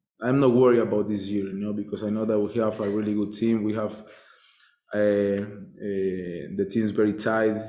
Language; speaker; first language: English; non-native, fluent; Spanish